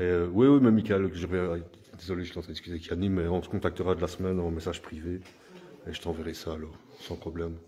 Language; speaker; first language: French; native; French